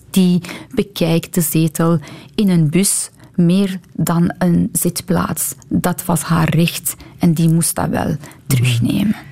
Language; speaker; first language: Dutch; non-native, fluent; Persian